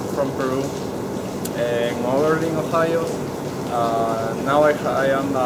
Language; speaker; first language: English; non-native, fluent; Portuguese